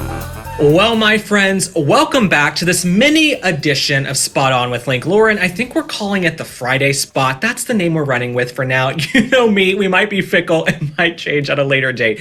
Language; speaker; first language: English; native; English